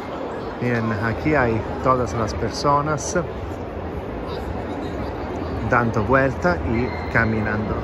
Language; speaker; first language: Spanish; non-native, fluent; Italian